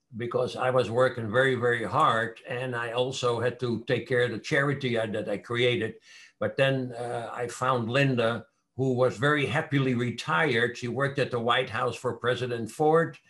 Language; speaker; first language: English; non-native, fluent; Dutch